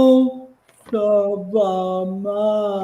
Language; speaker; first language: French; non-native, fluent; English